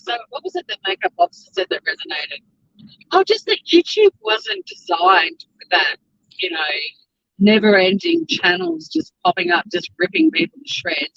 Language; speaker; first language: English; native; English